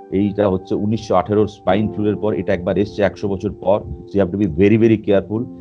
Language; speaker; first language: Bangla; native; Bangla